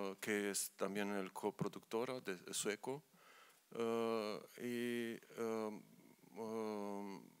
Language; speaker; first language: Spanish; non-native, learner; Romanian